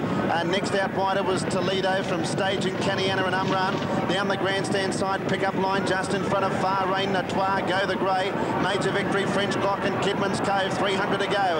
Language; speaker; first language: English; native; English